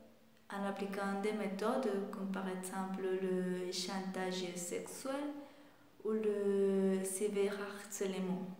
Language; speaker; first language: French; non-native, fluent; Spanish